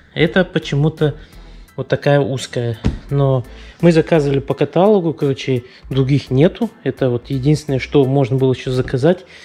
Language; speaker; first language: Russian; early bilingual, heritage; Russian